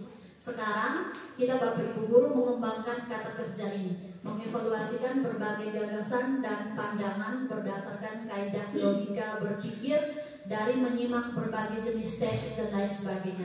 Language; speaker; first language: Indonesian; native; Indonesian